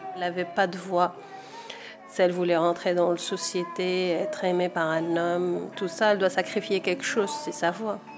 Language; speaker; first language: French; non-native, local second language; Arabic